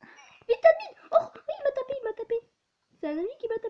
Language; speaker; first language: French; native; French